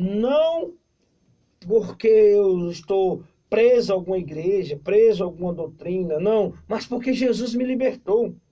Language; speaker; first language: Portuguese; native; Portuguese